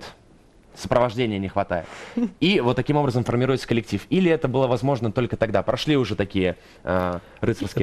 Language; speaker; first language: Russian; native; Russian